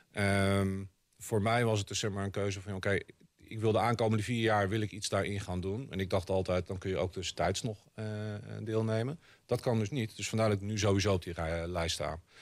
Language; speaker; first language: Dutch; native; Dutch